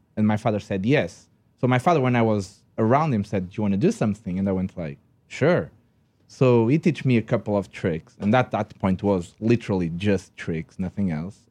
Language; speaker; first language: English; non-native, fluent; Portuguese